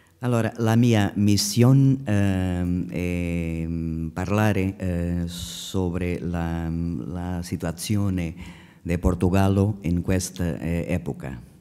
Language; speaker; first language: Italian; non-native, learner; Portuguese